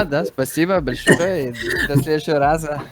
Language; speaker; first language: Russian; early bilingual, heritage; English